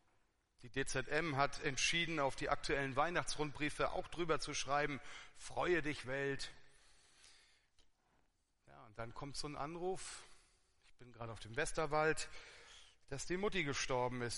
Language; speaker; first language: German; native; German